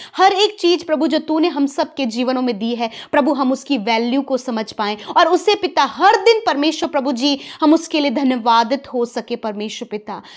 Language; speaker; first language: Hindi; native; Hindi